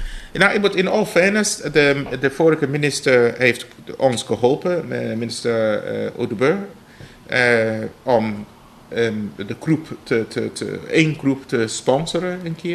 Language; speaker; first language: Dutch; non-native, fluent; English